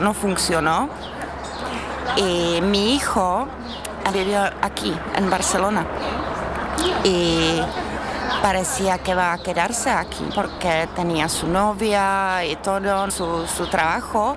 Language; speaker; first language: Spanish; non-native, learner; Czech